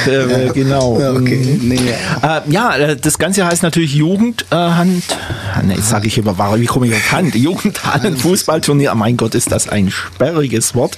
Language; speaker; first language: German; native; German